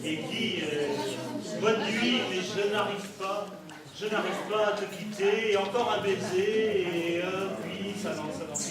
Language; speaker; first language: French; non-native, fluent; German